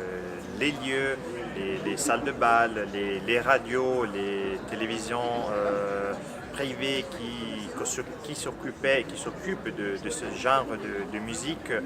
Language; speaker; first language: French; non-native, fluent; Italian